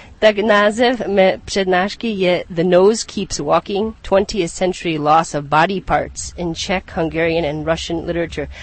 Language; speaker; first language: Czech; non-native, fluent; English